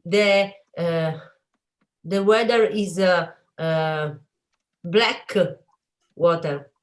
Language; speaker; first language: English; non-native, learner; Italian